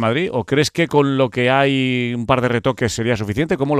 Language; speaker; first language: Spanish; native; Spanish